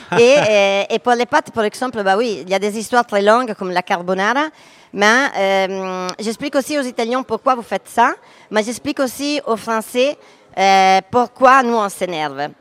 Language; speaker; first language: French; non-native, fluent; Italian